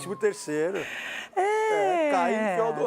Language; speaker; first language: Portuguese; native; Portuguese